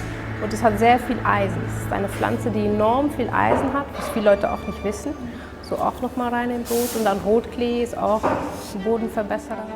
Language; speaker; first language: German; non-native, fluent; Dutch